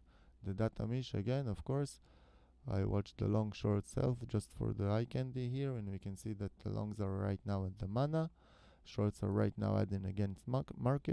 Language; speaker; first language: English; non-native, fluent; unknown